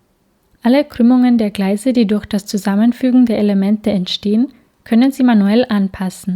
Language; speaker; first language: German; native; German